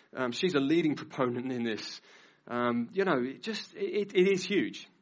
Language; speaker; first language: English; native; English